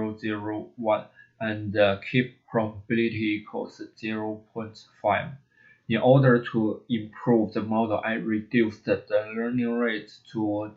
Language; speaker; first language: English; non-native, learner; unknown